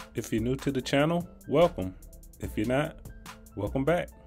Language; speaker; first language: English; native; English